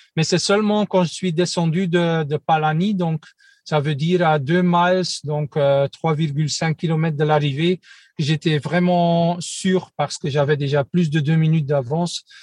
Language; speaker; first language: French; non-native, local second language; Dutch